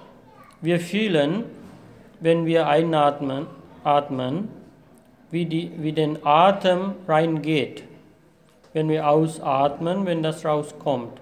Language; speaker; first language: German; non-native, fluent; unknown